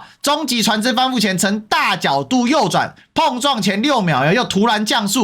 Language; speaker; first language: Chinese; native; Chinese